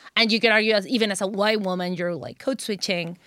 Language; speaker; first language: English; non-native, fluent; Spanish